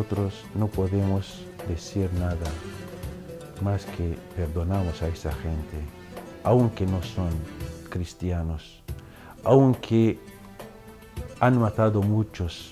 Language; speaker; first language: Spanish; non-native, fluent; Arabic